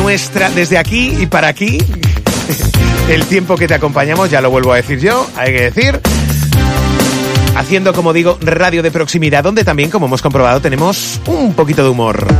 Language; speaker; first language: Spanish; native; Spanish